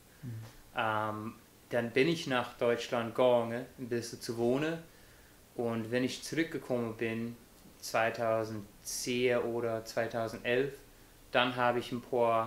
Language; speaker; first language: German; non-native, fluent; English